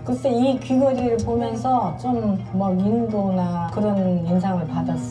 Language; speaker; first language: Korean; native; Korean